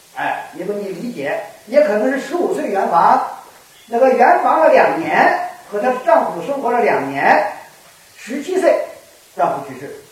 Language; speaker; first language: Chinese; native; Chinese